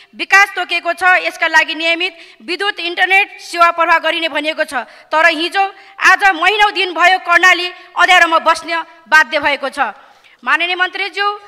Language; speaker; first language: Nepali; native; Nepali